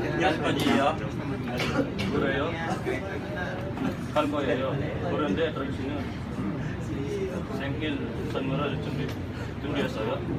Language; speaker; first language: Korean; non-native, learner; Filipino